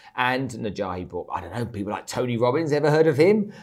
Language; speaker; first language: English; native; English